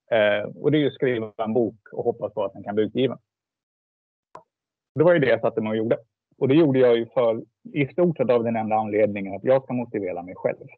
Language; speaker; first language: Swedish; native; Swedish